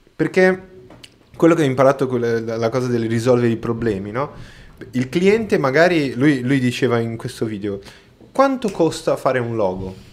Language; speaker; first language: Italian; non-native, fluent; Portuguese